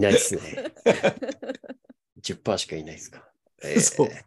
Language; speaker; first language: Japanese; native; Japanese